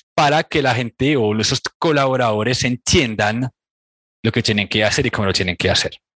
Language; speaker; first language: Spanish; non-native, fluent; French